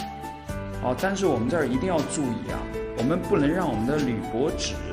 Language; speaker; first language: Chinese; native; Chinese